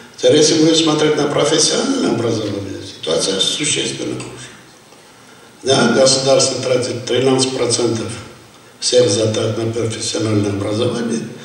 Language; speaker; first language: Russian; non-native, local second language; Armenian